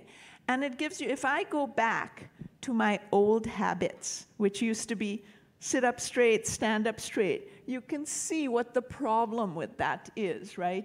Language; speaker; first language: English; native; English